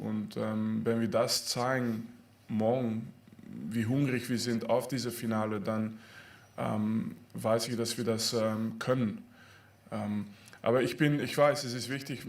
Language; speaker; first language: German; non-native, fluent; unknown